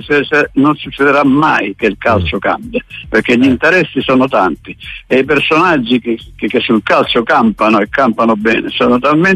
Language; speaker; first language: Italian; native; Italian